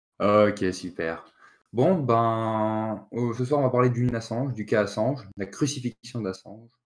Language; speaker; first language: French; native; French